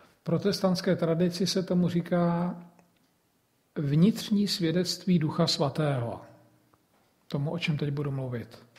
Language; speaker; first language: Czech; native; Czech